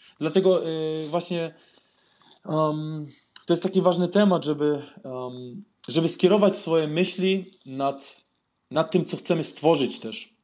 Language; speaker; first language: Polish; early bilingual, heritage; Polish